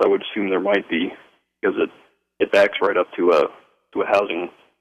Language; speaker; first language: English; native; English